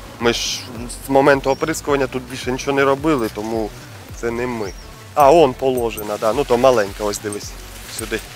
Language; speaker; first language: Ukrainian; non-native, local second language; Russian